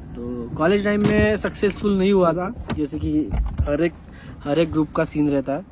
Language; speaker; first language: Hindi; non-native, local second language; Marathi